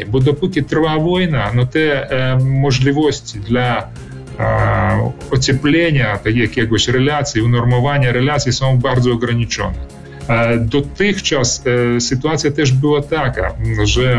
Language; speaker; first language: Polish; early bilingual, heritage; Polish